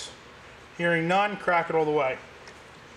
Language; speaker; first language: English; native; English